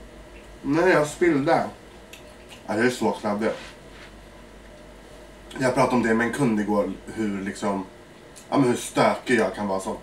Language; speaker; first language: Swedish; early bilingual, other home language; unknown